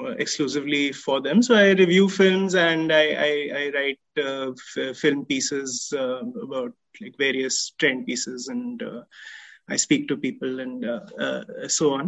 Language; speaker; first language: English; non-native, local second language; Hindi